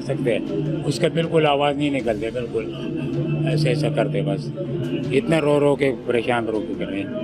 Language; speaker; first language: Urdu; non-native, local second language; Pashto